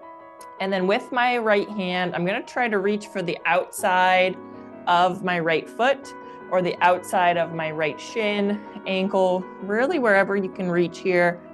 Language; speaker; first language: English; native; English